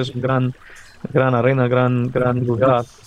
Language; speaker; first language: Spanish; non-native, fluent; English